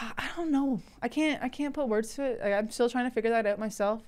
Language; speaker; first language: English; native; English